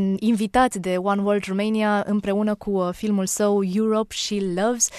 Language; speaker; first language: Romanian; native; Romanian